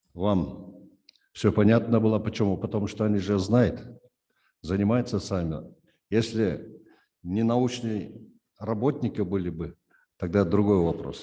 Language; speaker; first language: Russian; non-native, local second language; Kyrgyz